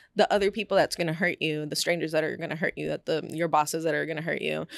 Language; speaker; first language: English; early bilingual, other home language; Spanish